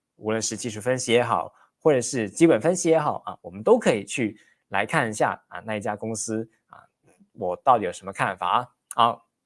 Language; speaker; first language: Chinese; native; Chinese